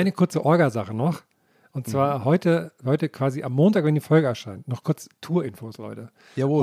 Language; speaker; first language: German; native; German